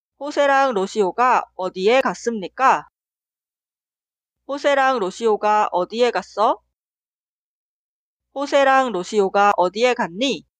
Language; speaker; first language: Korean; non-native, fluent; Spanish